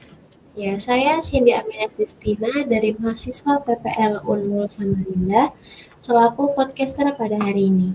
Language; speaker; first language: Indonesian; native; Indonesian